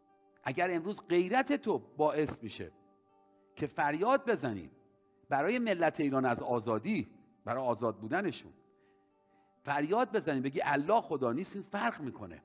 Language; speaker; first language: Persian; native; Persian